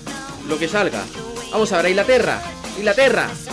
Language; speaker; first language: Spanish; native; Spanish